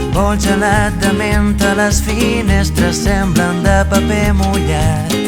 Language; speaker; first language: Catalan; non-native, learner; Russian